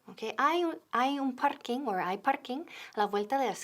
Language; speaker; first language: Spanish; non-native, fluent; English